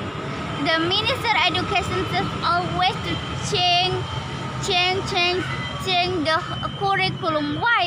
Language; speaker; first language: English; non-native, learner; Indonesian